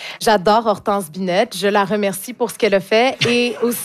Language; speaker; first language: French; native; French